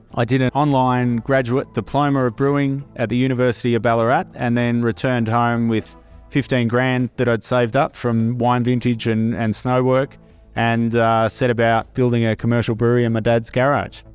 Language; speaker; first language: English; native; English